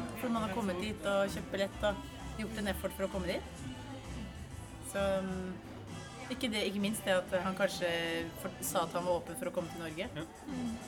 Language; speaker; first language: Norwegian; native; Norwegian